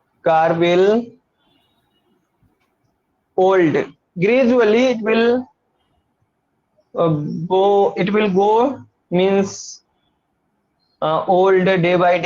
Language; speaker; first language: English; non-native, learner; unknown